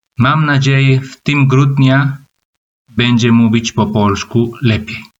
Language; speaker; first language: Polish; non-native, learner; Spanish